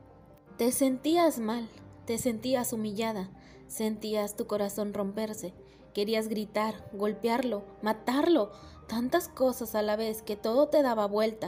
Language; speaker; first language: Spanish; native; Spanish